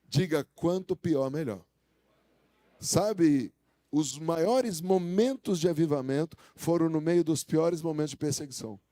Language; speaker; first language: Portuguese; native; Portuguese